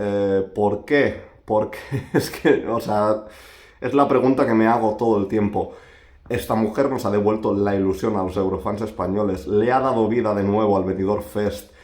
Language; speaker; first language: Spanish; native; Spanish